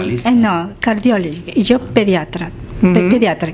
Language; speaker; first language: Catalan; non-native, learner; Spanish